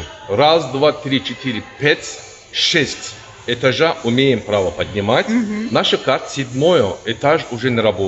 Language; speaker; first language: Russian; non-native, learner; Turkish